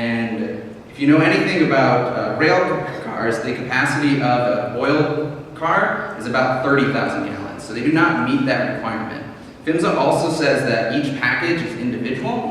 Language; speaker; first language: English; native; English